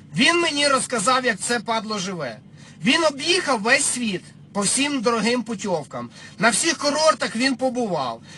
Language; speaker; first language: Ukrainian; non-native, local second language; Russian